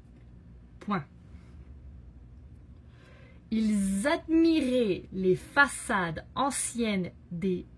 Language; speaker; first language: French; native; French